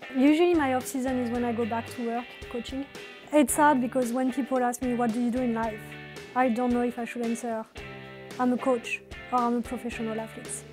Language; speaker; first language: English; non-native, fluent; French